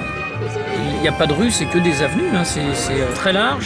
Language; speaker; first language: French; native; French